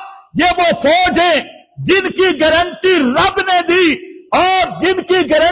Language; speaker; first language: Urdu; non-native, local second language; Punjabi